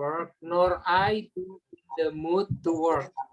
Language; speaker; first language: English; non-native, learner; Indonesian